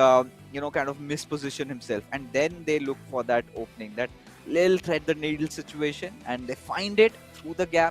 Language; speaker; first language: English; non-native, local second language; Hindi